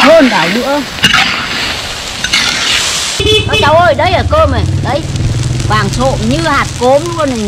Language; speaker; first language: Vietnamese; native; Vietnamese